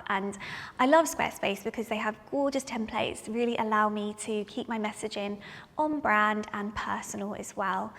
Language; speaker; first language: English; native; English